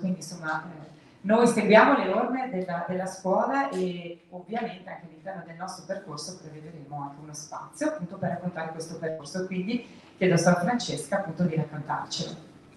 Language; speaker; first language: Italian; native; Italian